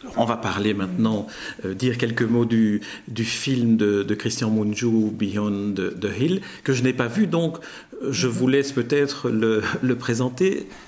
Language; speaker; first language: French; native; French